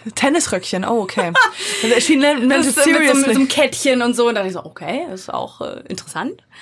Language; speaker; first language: German; native; German